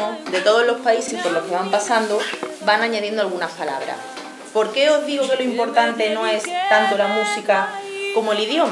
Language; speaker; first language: Spanish; native; Spanish